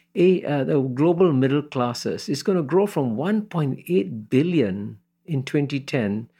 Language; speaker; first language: English; early bilingual, other home language; Hindi